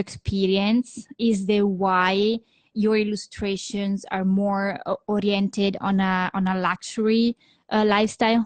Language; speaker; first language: English; non-native, fluent; Italian